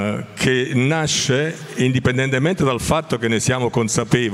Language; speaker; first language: Italian; native; Italian